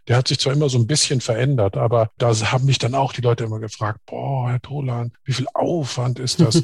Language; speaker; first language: German; native; German